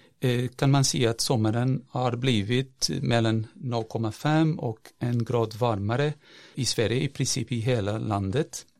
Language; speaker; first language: Swedish; non-native, fluent; Portuguese